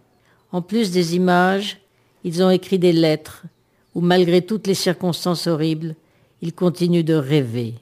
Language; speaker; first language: French; native; French